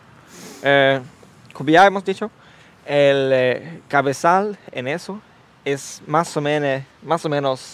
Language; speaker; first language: Spanish; non-native, learner; Swedish